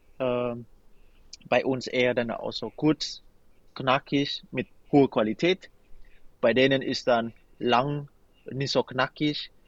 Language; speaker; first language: German; non-native, fluent; Indonesian